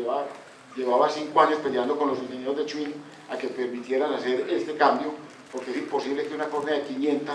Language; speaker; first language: Spanish; native; Spanish